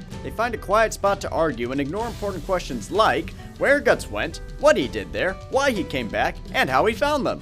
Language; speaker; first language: English; native; English